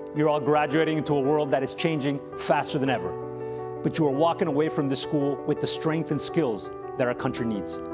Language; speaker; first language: English; early bilingual, other home language; Spanish